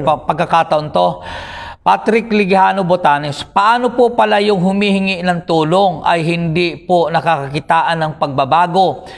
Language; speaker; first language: Filipino; native; Filipino